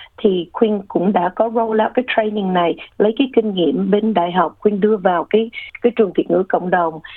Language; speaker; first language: Vietnamese; early bilingual, heritage; Vietnamese